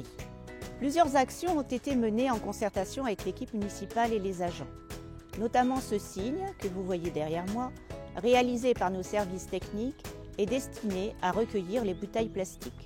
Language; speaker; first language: French; native; French